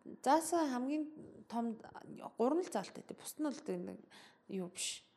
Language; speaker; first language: Mongolian; early bilingual, heritage; Mongolian